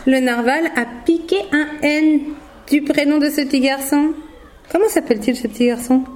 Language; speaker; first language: French; native; French